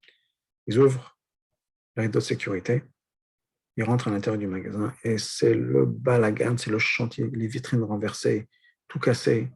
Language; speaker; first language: French; native; French